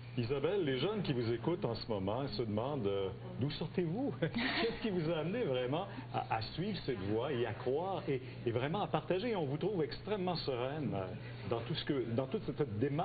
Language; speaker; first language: French; native; French